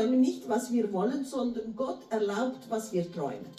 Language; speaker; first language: German; non-native, fluent; Portuguese